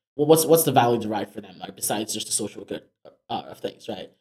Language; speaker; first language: English; non-native, local second language; Yoruba